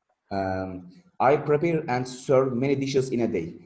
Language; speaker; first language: English; non-native, fluent; Turkish